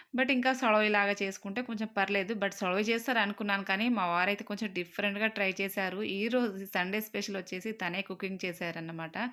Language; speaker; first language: Telugu; native; Telugu